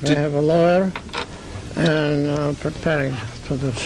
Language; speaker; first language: English; non-native, learner; Russian